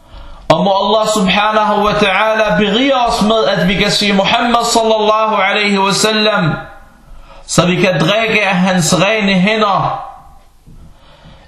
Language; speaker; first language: Danish; early bilingual, other home language; Arabic